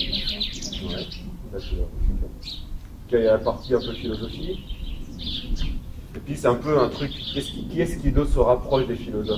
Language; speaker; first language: French; native; French